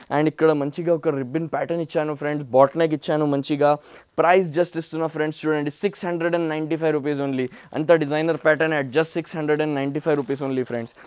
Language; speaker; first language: Telugu; non-native, local second language; Hindi